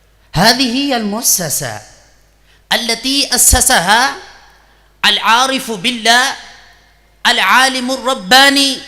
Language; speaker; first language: Arabic; non-native, fluent; Urdu